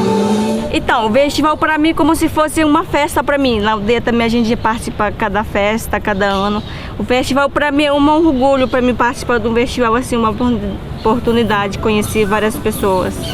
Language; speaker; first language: Portuguese; non-native, local second language; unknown